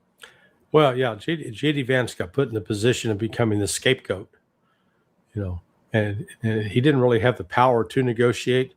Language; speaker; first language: English; native; English